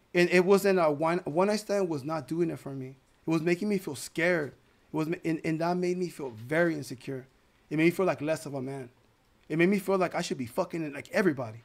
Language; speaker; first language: English; early bilingual, other home language; Spanish